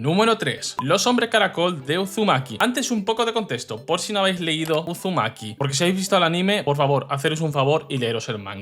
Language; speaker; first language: Spanish; native; Spanish